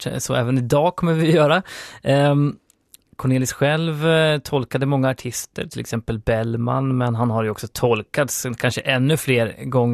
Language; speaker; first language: Swedish; native; Swedish